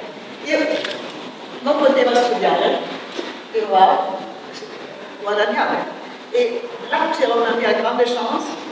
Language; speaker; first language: Italian; non-native, fluent; German